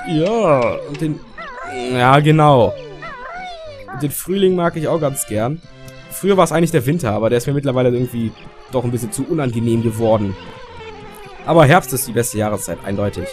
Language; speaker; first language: German; native; German